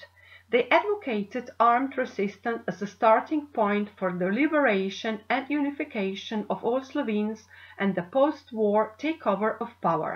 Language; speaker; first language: English; non-native, fluent; Slovenian